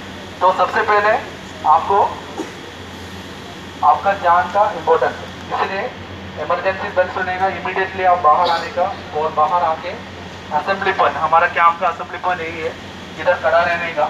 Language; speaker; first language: Hindi; non-native, local second language; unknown